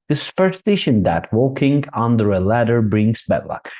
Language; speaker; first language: English; non-native, fluent; Turkish